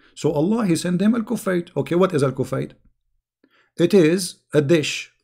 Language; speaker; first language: English; non-native, fluent; Arabic